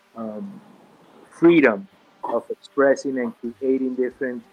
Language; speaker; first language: English; non-native, fluent; Spanish